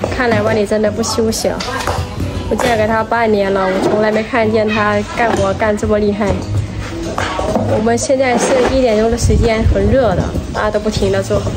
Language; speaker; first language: Chinese; non-native, fluent; Lao